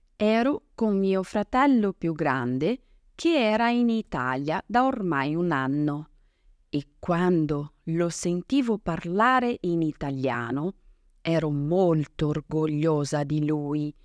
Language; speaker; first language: Italian; non-native, fluent; Portuguese